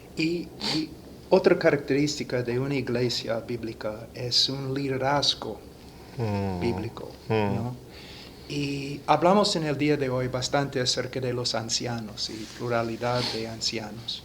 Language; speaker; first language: Spanish; non-native, fluent; English